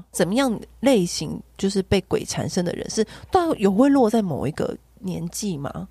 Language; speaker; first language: Chinese; native; Chinese